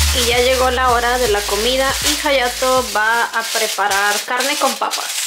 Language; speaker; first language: Spanish; native; Spanish